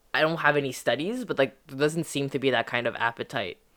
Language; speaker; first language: English; early bilingual, other home language; French